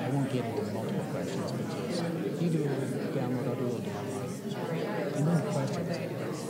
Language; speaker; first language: English; native; English